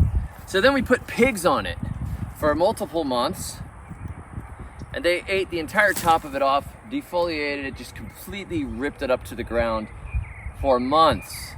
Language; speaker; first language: English; native; English